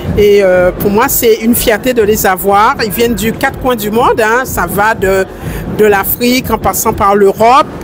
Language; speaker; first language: French; native; French